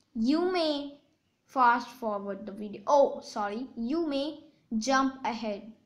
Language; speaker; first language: English; non-native, local second language; Hindi